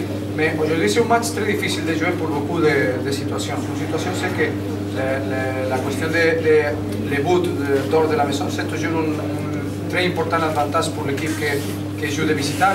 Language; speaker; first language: French; non-native, learner; Spanish